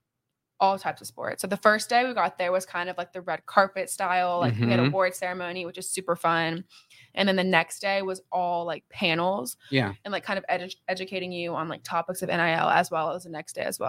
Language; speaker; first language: English; native; English